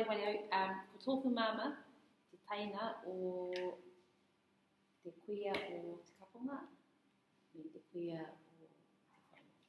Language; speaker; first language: Māori; non-native, learner; English